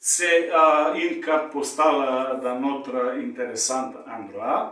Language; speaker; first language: French; non-native, learner; Macedonian